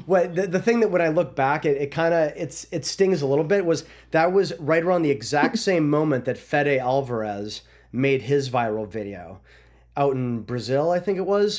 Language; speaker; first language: English; native; English